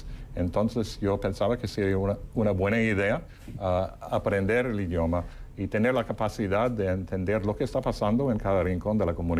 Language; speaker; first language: Spanish; non-native, fluent; English